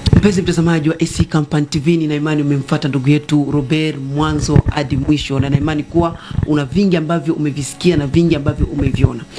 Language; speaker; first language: Swahili; native; Swahili